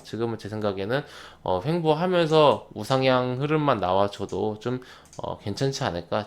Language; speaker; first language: Korean; native; Korean